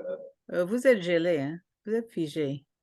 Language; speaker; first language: French; non-native, local second language; Haitian Creole